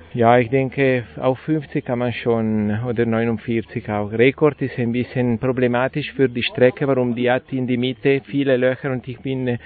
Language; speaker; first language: German; non-native, local second language; Italian